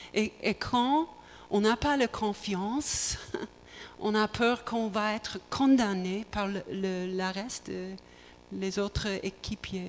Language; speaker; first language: French; non-native, learner; English